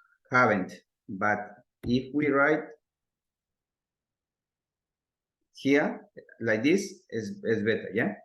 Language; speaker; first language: English; non-native, learner; Spanish